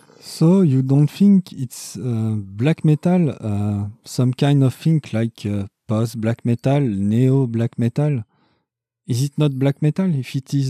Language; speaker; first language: English; non-native, learner; French